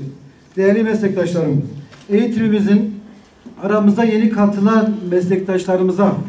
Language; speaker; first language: Turkish; native; Turkish